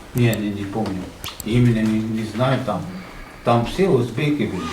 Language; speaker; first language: Russian; non-native, learner; Uzbek